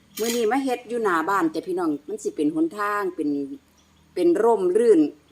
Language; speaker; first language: Thai; native; Thai